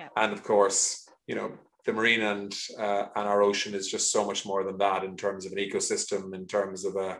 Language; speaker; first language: English; native; English